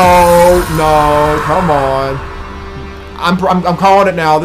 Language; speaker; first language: English; native; English